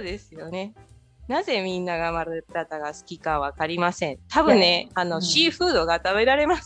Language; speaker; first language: Japanese; non-native, fluent; Spanish